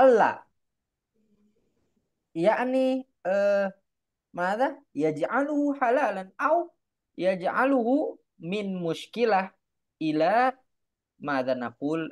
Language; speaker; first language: Arabic; non-native, fluent; Indonesian